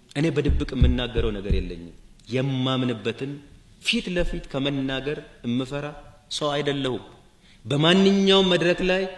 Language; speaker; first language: Amharic; non-native, local second language; Oromo